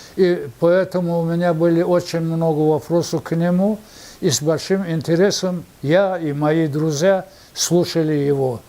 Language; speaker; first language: Russian; non-native, local second language; Avaric